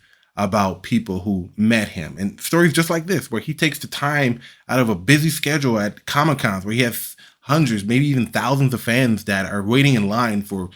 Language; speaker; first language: English; native; English